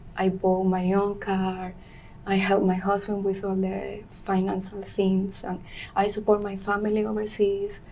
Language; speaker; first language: English; non-native, learner; Spanish